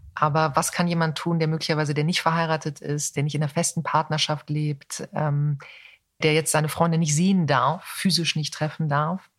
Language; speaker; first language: German; native; German